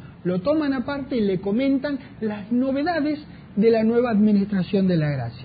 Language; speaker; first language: Spanish; native; Spanish